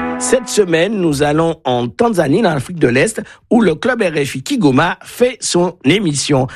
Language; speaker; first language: French; native; French